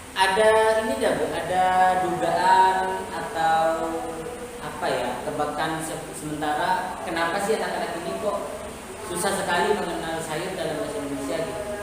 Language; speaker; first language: Indonesian; non-native, local second language; Madurese